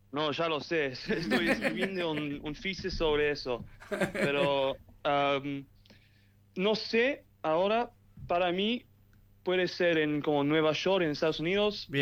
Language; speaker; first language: Spanish; early bilingual, heritage; English